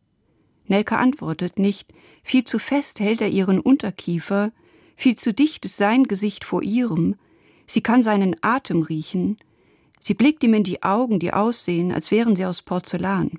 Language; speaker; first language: German; native; German